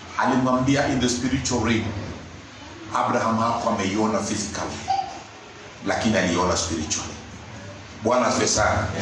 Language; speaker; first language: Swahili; non-native, local second language; Luyia